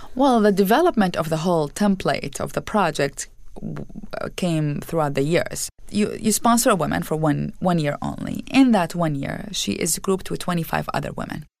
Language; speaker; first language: English; non-native, fluent; Arabic